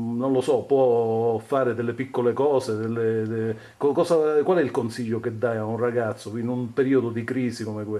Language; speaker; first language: Italian; native; Italian